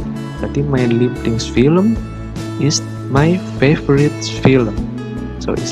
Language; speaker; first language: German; non-native, learner; Indonesian